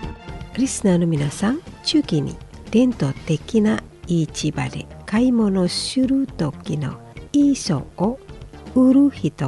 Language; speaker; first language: Japanese; non-native, fluent; Indonesian